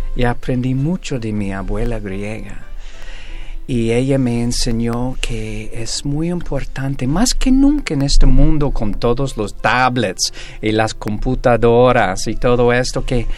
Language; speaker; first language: Spanish; non-native, fluent; English